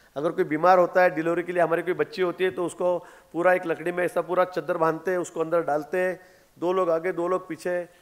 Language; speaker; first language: Hindi; non-native, local second language; Marathi